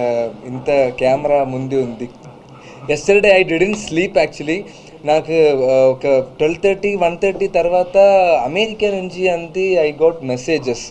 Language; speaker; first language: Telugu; non-native, learner; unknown